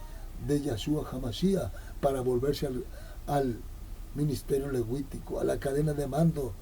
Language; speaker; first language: Spanish; native; Spanish